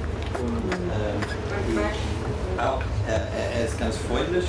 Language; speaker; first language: German; non-native, local second language; Arabic